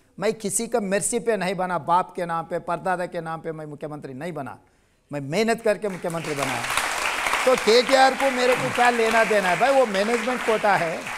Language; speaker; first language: Hindi; non-native, local second language; Telugu